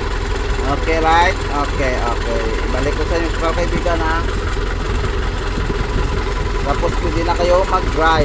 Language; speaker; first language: Filipino; non-native, local second language; Cebuano